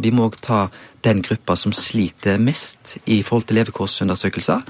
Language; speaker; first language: Norwegian; native; Norwegian